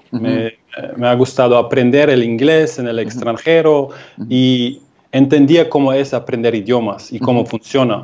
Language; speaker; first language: Spanish; non-native, fluent; German